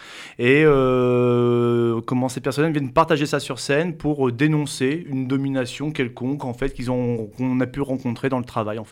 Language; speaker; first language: French; native; French